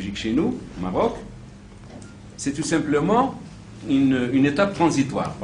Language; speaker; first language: French; non-native, local second language; Arabic